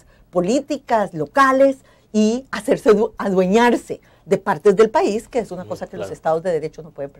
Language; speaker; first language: Spanish; native; Spanish